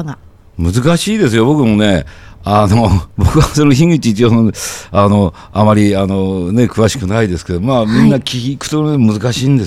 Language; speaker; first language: Japanese; native; Japanese